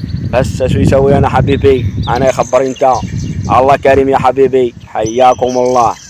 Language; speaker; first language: Arabic; non-native, learner; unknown